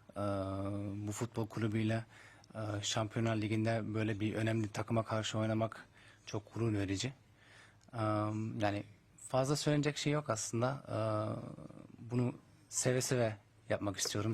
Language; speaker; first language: Turkish; early bilingual, heritage; Turkish